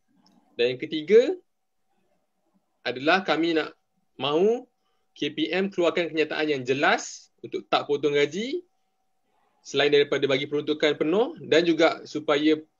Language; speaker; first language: Malay; native; Malay